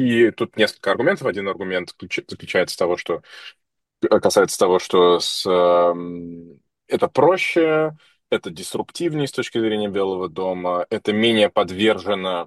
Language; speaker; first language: Russian; native; Russian